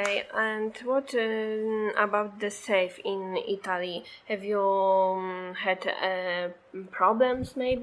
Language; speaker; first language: English; non-native, fluent; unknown